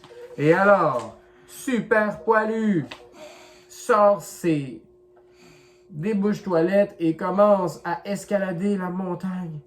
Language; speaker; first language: French; native; French